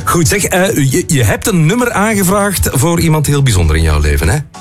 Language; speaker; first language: Dutch; native; Dutch